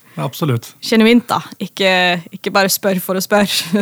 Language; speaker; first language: Norwegian; non-native, fluent; Dutch